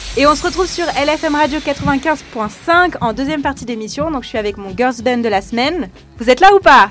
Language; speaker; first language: French; native; French